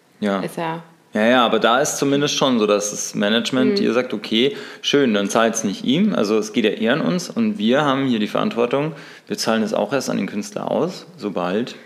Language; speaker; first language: German; native; German